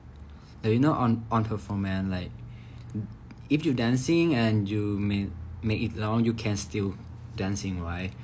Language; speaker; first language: English; non-native, learner; Thai